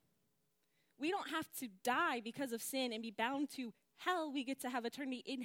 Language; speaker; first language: English; native; English